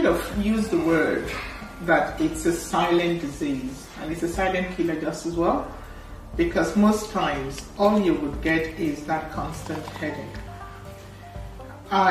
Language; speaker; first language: English; non-native, local second language; Igbo